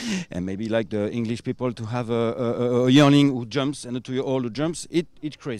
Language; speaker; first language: English; non-native, fluent; French